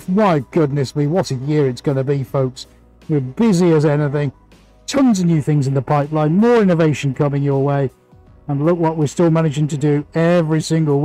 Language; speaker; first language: English; native; English